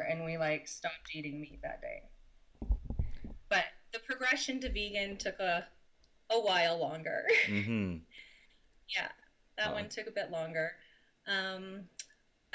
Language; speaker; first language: English; native; English